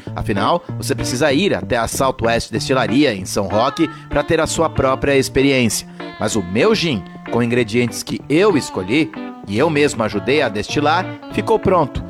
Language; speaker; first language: Portuguese; native; Portuguese